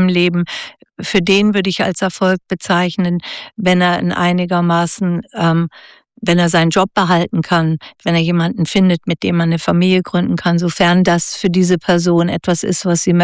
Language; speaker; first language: German; native; German